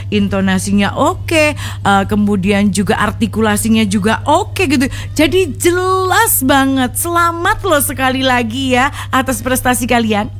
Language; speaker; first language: Indonesian; native; Indonesian